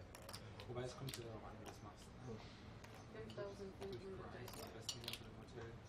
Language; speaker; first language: German; native; German